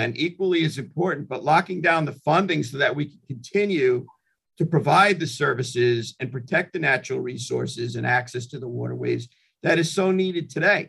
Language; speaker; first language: English; native; English